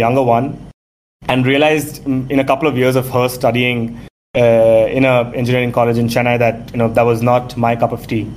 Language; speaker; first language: English; non-native, local second language; Tamil